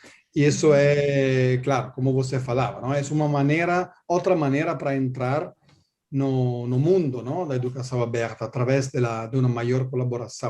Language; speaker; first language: Portuguese; non-native, learner; Italian